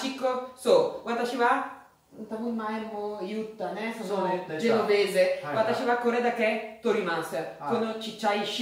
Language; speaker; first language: Japanese; non-native, fluent; Italian